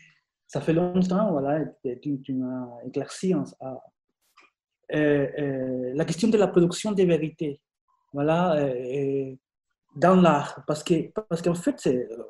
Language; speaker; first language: French; non-native, fluent; Spanish